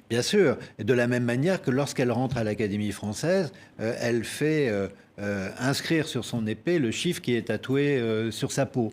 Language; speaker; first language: French; native; French